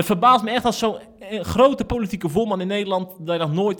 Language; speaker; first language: Dutch; native; Dutch